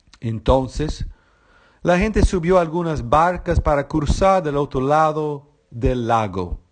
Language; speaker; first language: Spanish; non-native, fluent; English